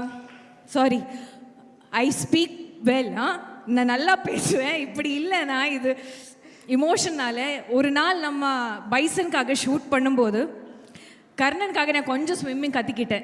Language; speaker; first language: Tamil; non-native, fluent; Malayalam